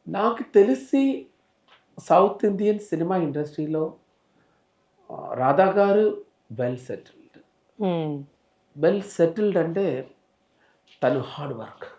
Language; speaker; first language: Telugu; non-native, local second language; Tamil